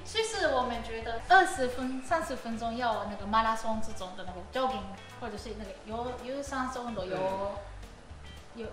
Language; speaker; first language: Chinese; non-native, learner; Japanese